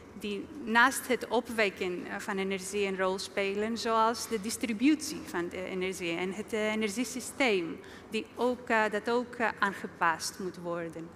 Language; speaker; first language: Dutch; non-native, fluent; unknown